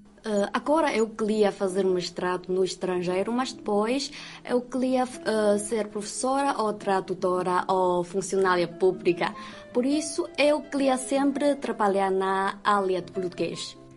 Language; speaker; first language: Portuguese; non-native, fluent; Chinese